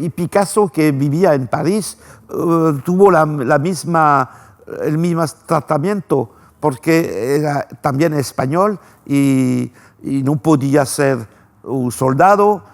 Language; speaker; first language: Spanish; non-native, fluent; French